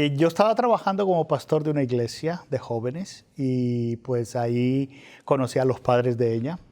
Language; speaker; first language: Spanish; native; Spanish